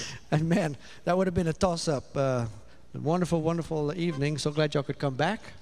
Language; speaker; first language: English; native; English